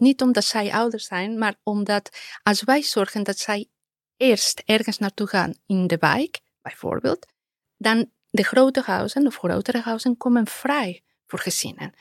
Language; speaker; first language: Dutch; non-native, fluent; Spanish